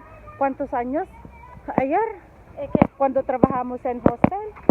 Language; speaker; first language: Spanish; non-native, fluent; Filipino